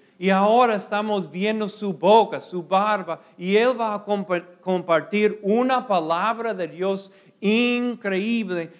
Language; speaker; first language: Spanish; non-native, fluent; English